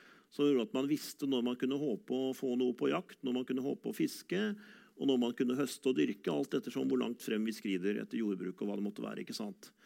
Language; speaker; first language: Norwegian; native; Norwegian